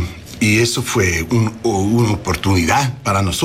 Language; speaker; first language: Spanish; early bilingual, heritage; English